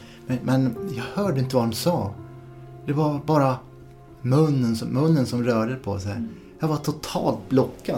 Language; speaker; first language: Swedish; native; Swedish